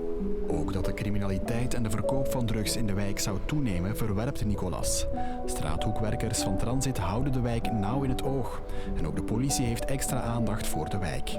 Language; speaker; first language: Dutch; native; Dutch